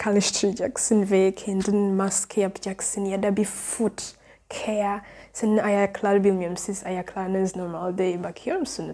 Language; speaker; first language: Turkish; non-native, learner; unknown